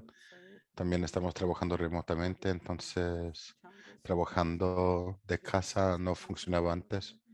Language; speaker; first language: Spanish; non-native, fluent; English